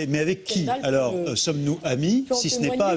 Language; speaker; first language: French; native; French